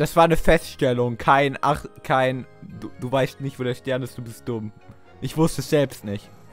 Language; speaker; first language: German; native; German